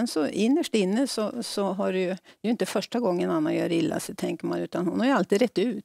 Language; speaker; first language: Swedish; native; Swedish